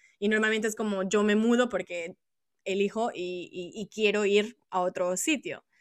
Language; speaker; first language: Spanish; non-native, fluent; Italian